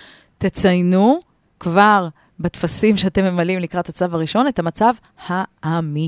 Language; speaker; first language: Hebrew; native; Hebrew